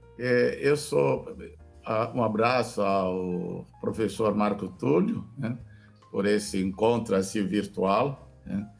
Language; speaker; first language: Portuguese; non-native, fluent; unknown